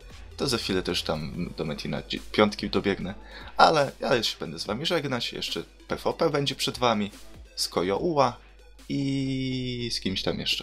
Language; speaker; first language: Polish; native; Polish